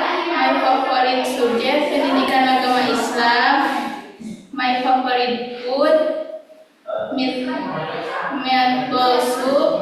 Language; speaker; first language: English; non-native, learner; Indonesian